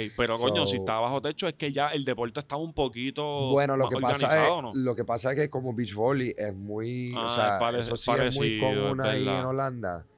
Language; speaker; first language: Spanish; non-native, fluent; Dutch